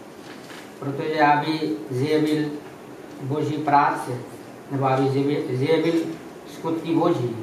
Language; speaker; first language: Czech; non-native, fluent; Ukrainian